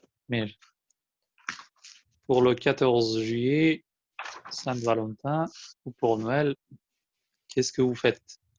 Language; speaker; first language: French; non-native, fluent; Albanian